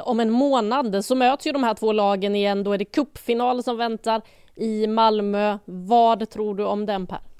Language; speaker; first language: Swedish; native; Swedish